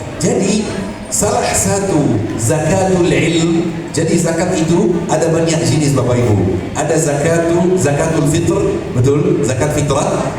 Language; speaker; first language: Indonesian; non-native, fluent; Arabic